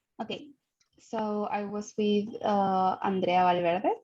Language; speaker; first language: English; non-native, learner; Spanish